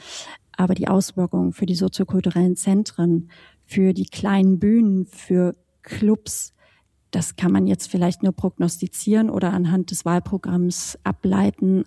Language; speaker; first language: German; native; German